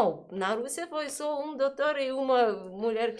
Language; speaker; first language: Portuguese; non-native, learner; Russian